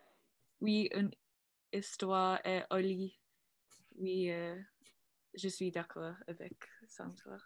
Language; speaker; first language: French; non-native, learner; English